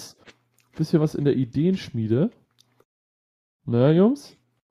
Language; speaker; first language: German; native; German